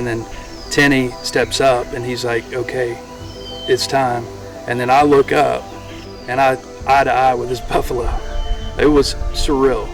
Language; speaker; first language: English; native; English